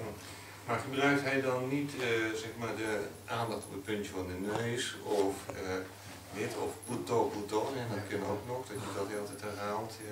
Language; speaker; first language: Dutch; native; Dutch